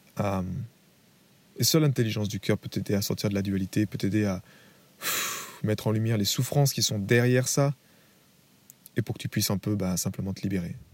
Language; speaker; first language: French; native; French